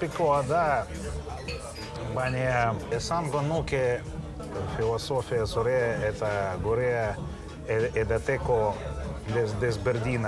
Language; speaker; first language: Basque; non-native, learner; Russian